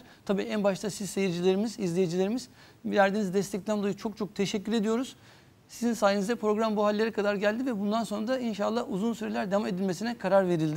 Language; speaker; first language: Turkish; native; Turkish